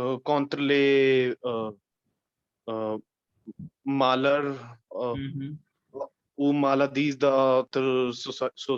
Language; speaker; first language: French; non-native, learner; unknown